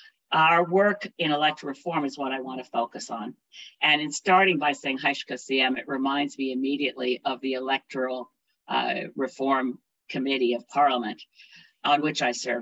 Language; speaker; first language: English; native; English